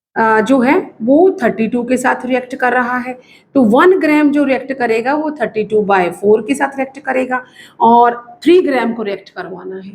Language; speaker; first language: Hindi; native; Hindi